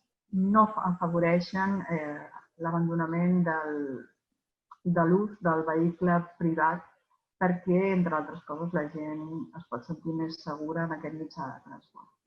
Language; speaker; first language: Catalan; native; Catalan